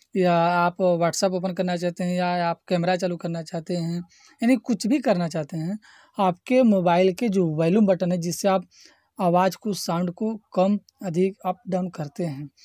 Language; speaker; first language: Hindi; native; Hindi